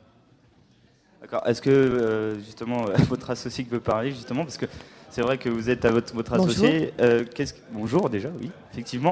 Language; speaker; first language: French; native; French